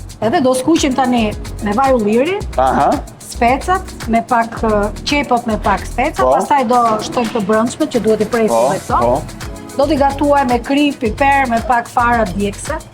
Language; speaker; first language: Albanian; native; Albanian